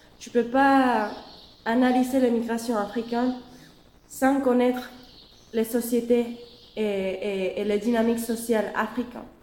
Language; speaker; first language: French; non-native, fluent; Spanish